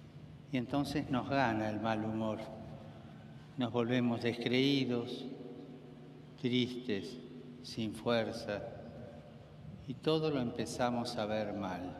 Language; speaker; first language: Spanish; native; Spanish